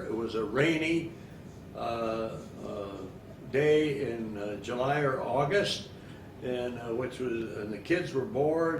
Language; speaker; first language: English; native; English